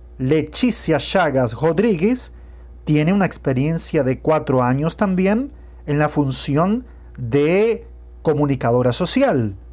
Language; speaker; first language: Spanish; non-native, fluent; Portuguese